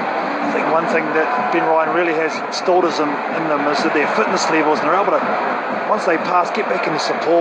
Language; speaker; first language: English; native; English